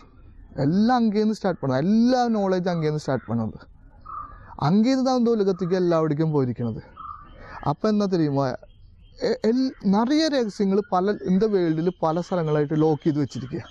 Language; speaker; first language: Tamil; non-native, learner; Malayalam